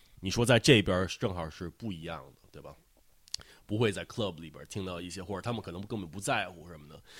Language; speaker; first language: Chinese; early bilingual, heritage; Chinese